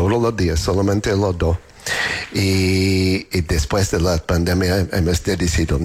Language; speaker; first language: Spanish; non-native, learner; English